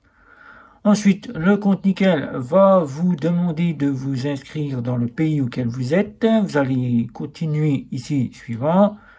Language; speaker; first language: French; native; French